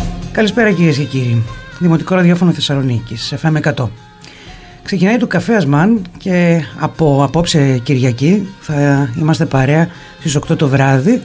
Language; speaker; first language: Greek; native; Greek